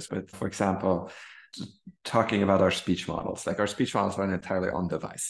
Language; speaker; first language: English; non-native, fluent; German